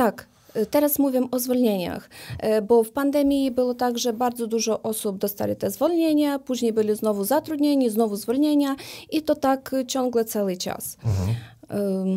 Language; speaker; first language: Polish; non-native, learner; Ukrainian